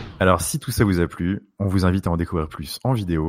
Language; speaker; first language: French; native; French